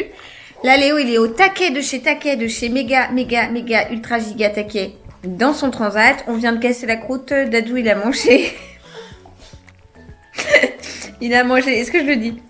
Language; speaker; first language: French; native; French